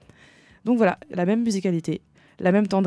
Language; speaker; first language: French; early bilingual, heritage; French